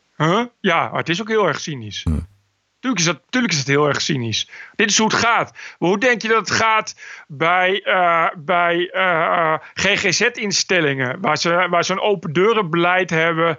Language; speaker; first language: Dutch; native; Dutch